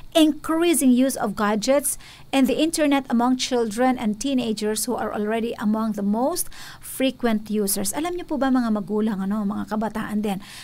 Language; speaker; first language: Filipino; native; Filipino